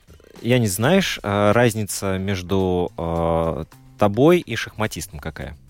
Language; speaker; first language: Russian; native; Russian